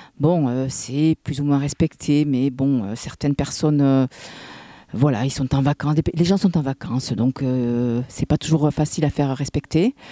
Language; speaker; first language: French; native; French